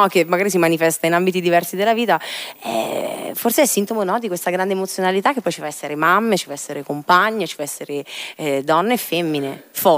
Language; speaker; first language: Italian; native; Italian